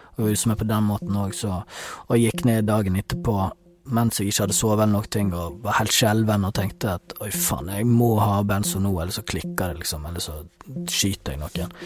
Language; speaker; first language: Norwegian; native; Norwegian